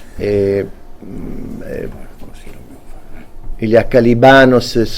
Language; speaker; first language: French; non-native, fluent; Italian